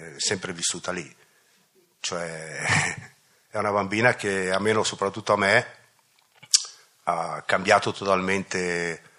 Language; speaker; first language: Italian; native; Italian